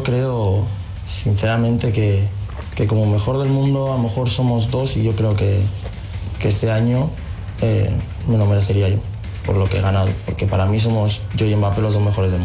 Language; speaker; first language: Spanish; native; Spanish